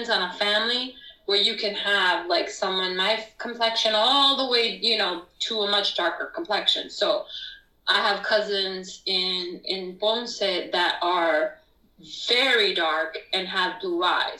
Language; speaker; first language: English; non-native, fluent; Spanish